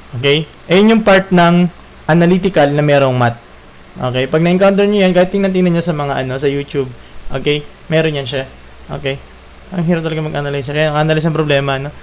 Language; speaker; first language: Filipino; native; Filipino